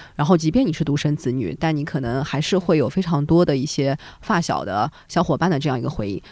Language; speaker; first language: Chinese; native; Chinese